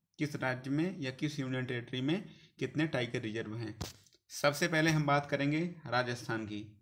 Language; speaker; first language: Hindi; native; Hindi